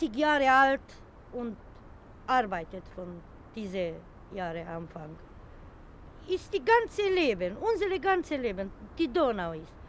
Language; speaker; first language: German; non-native, learner; Romanian